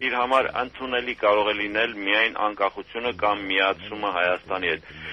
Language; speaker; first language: Armenian; native; Armenian